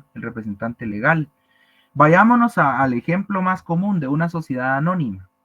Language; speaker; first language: Spanish; native; Spanish